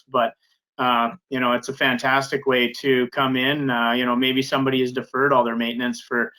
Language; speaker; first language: English; native; English